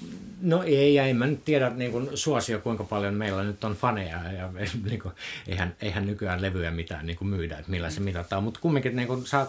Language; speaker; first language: Finnish; native; Finnish